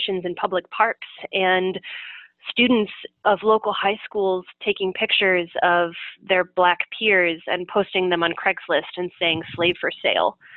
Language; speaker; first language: English; native; English